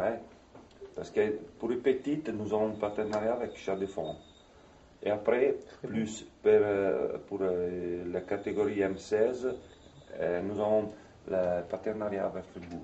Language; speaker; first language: French; non-native, fluent; Italian